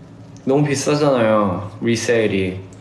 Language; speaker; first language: Korean; early bilingual, heritage; Korean